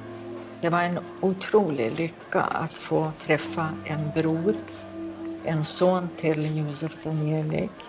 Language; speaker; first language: Swedish; early bilingual, other home language; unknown